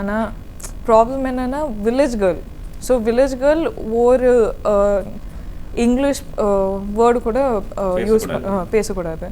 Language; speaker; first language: Tamil; non-native, learner; Kannada